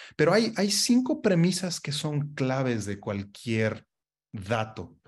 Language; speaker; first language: Spanish; native; Spanish